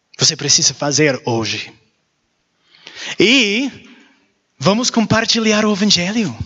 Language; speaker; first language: Portuguese; non-native, learner; English